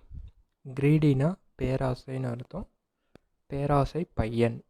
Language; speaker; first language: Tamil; native; Tamil